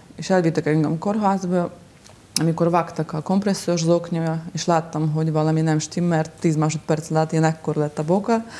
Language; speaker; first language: Hungarian; non-native, fluent; Russian